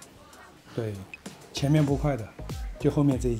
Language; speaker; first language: Chinese; native; Chinese